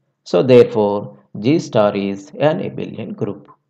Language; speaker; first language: English; non-native, local second language; Telugu